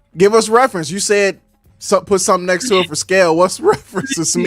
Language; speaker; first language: English; native; English